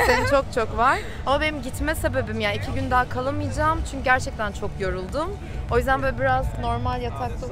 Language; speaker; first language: Turkish; native; Turkish